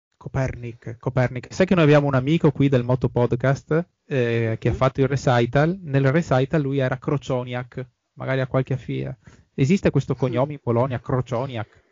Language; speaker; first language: Italian; native; Italian